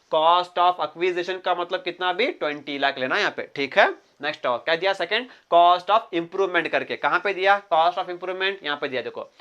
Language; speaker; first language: Hindi; non-native, local second language; Kannada